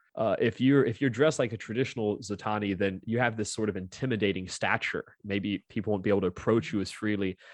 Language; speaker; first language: English; native; English